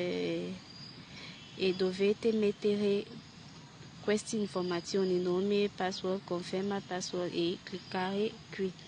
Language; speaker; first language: Italian; non-native, learner; French